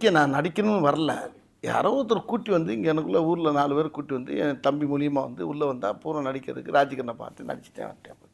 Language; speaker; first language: Tamil; native; Tamil